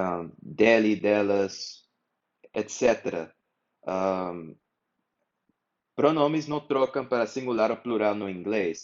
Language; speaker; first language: Portuguese; non-native, fluent; English